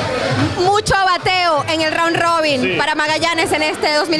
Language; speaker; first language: Spanish; native; Spanish